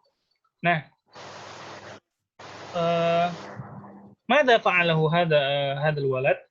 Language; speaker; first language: Arabic; non-native, fluent; Indonesian